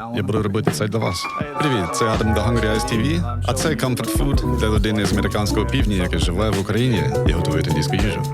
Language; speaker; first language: Ukrainian; non-native, fluent; English